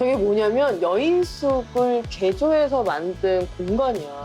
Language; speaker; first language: Korean; native; Korean